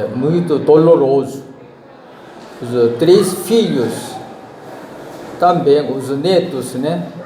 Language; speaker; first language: Portuguese; non-native, learner; Korean